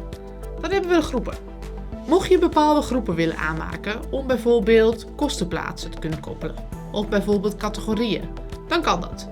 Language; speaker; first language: Dutch; native; Dutch